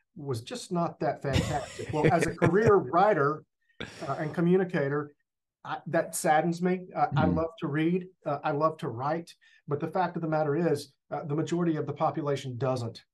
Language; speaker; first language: English; native; English